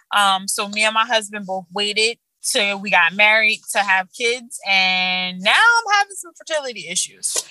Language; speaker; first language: English; native; English